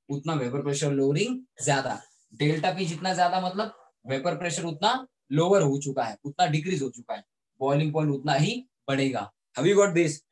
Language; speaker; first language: Hindi; native; Hindi